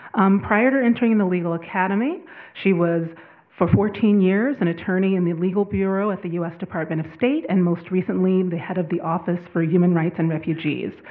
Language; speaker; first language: English; native; English